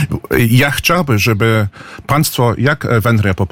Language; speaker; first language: Polish; early bilingual, heritage; English